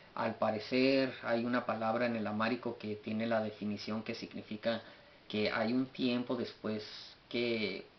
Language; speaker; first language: Spanish; early bilingual, heritage; Spanish